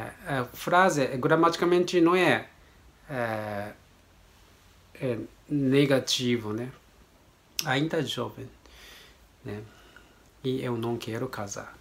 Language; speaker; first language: Portuguese; non-native, learner; Japanese